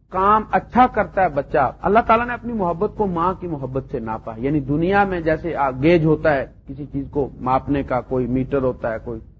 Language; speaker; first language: Urdu; non-native, local second language; Punjabi